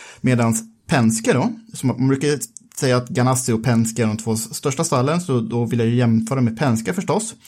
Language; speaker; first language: Swedish; native; Swedish